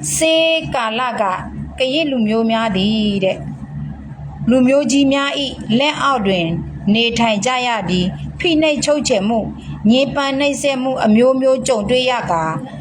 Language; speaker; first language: Burmese; non-native, local second language; S'gaw Karen